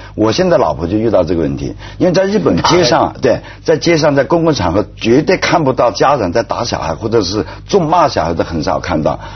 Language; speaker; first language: Chinese; native; Chinese